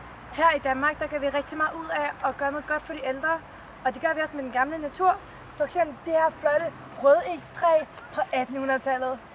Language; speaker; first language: Danish; native; Danish